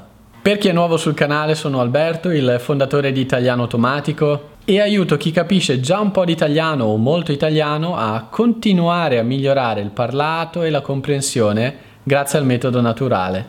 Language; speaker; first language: Italian; native; Italian